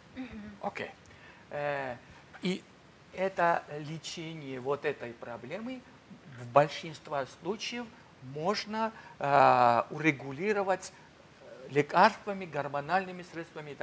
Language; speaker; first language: Russian; non-native, fluent; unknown